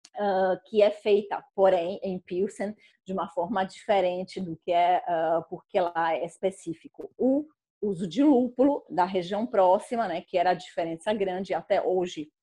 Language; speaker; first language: Portuguese; non-native, fluent; Czech